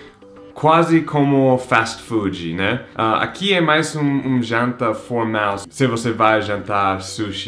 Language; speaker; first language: Portuguese; non-native, fluent; English